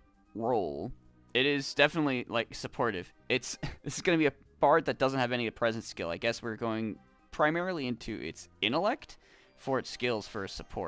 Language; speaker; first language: English; native; English